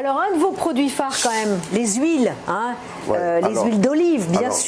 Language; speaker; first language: French; native; French